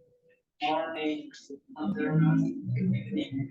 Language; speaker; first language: English; non-native, learner; Indonesian